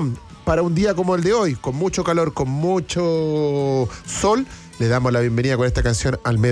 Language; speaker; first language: Spanish; native; Spanish